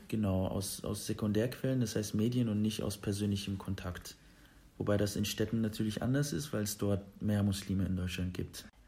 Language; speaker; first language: German; early bilingual, other home language; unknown